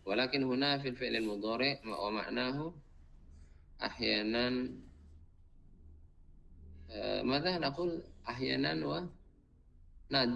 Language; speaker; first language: Arabic; non-native, fluent; Indonesian